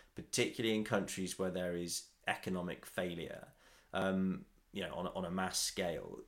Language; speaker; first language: English; native; English